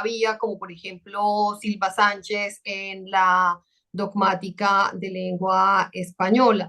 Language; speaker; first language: Spanish; native; Spanish